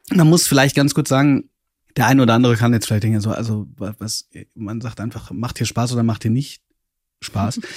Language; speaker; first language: German; native; German